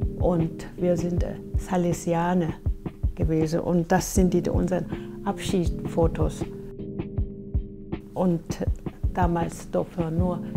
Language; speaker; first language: German; non-native, fluent; Korean